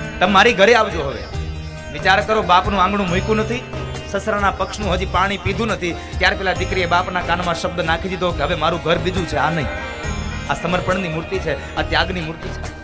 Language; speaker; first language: Gujarati; native; Gujarati